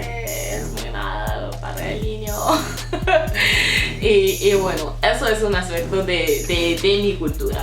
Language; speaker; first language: Spanish; non-native, fluent; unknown